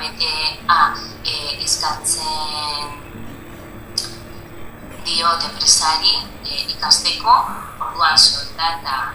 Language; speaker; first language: Basque; non-native, learner; Spanish